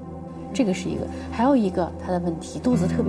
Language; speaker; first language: Chinese; native; Chinese